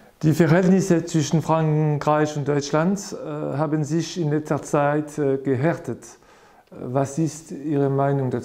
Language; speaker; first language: German; non-native, fluent; French